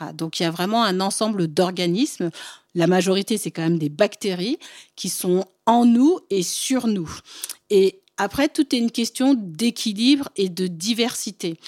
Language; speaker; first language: French; early bilingual, other home language; Bambara